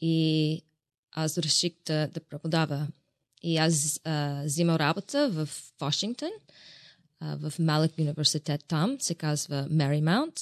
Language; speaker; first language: Bulgarian; non-native, learner; English